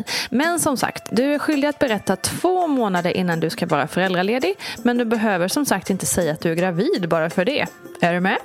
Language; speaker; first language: Swedish; native; Swedish